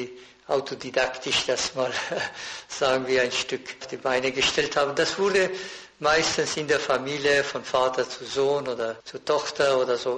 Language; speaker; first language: German; non-native, fluent; Persian